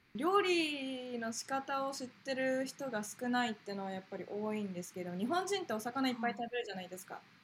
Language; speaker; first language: Japanese; native; Japanese